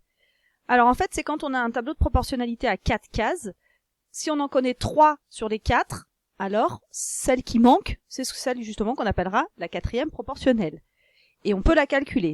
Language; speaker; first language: French; native; French